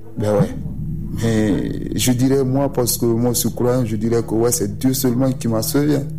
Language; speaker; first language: French; non-native, local second language; Susu